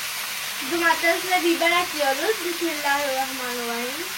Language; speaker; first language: Turkish; non-native, learner; Urdu